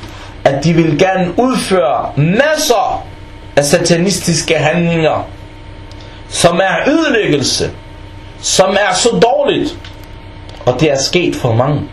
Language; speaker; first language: Danish; early bilingual, other home language; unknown